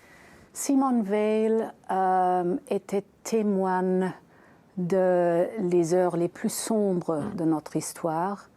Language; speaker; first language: French; non-native, fluent; German